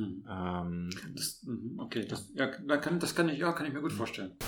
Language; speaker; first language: German; native; German